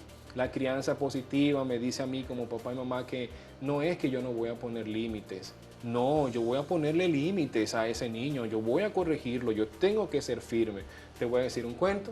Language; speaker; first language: Spanish; native; Spanish